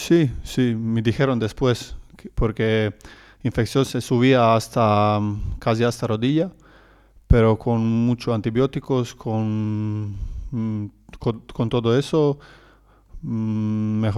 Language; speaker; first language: Spanish; non-native, learner; Croatian